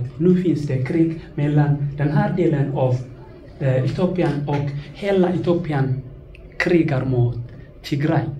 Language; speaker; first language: Swedish; non-native, fluent; Tigrinya